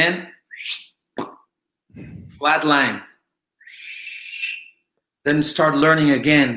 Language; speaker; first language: English; non-native, fluent; Spanish